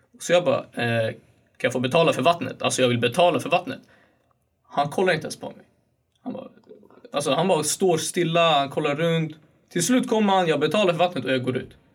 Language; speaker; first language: Swedish; early bilingual, other home language; Kurdish